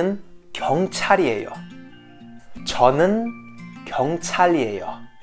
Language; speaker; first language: Korean; non-native, fluent; French